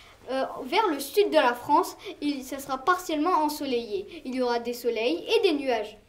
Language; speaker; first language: French; native; French